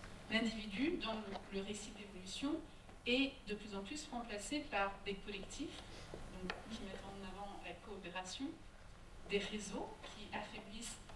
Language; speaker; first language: French; native; French